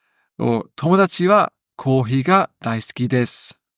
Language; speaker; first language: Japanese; non-native, learner; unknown